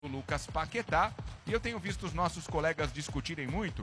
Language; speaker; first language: Portuguese; native; Portuguese